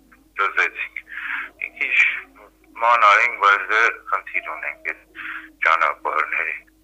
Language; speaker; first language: Armenian; native; Armenian